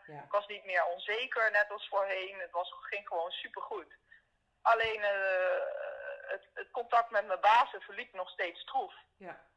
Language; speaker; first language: Dutch; native; Dutch